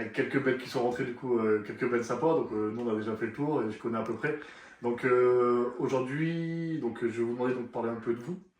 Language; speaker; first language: French; native; French